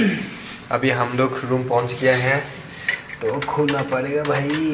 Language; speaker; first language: Hindi; non-native, local second language; Bangla